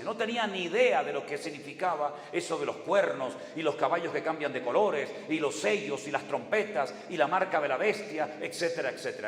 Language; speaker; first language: Spanish; native; Spanish